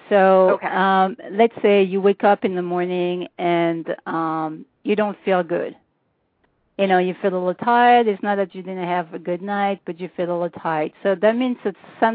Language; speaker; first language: English; non-native, fluent; French